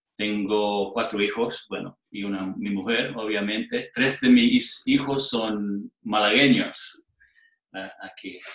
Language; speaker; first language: Spanish; non-native, fluent; English